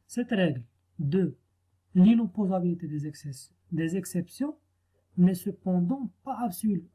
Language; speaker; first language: French; non-native, local second language; Arabic